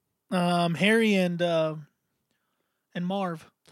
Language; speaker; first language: English; native; English